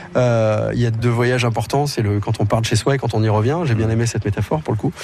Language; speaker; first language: French; native; French